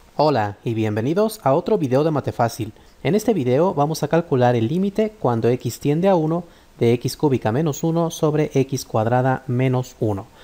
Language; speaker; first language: Spanish; native; Spanish